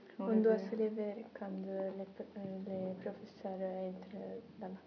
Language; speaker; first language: French; non-native, fluent; Italian